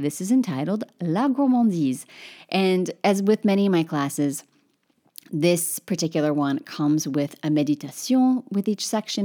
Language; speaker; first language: English; native; English